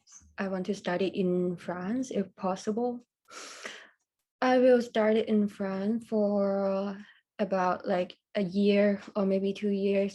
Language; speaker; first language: English; non-native, fluent; Thai